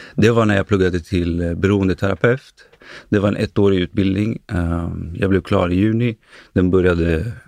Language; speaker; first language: Swedish; early bilingual, other home language; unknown